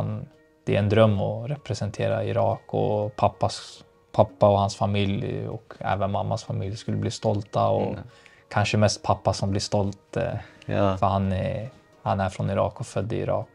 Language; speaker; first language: Swedish; early bilingual, other home language; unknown